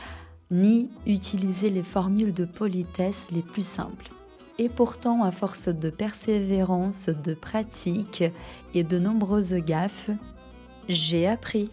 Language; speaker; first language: French; non-native, fluent; Portuguese